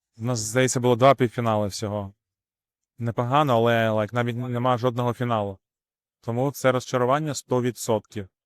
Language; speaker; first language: Ukrainian; non-native, local second language; Russian